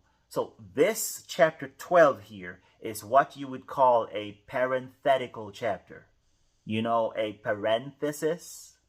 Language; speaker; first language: English; native; English